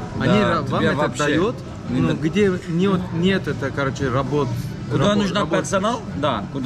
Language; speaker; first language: Russian; non-native, learner; Turkish